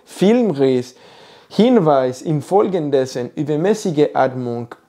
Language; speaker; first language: German; non-native, fluent; Spanish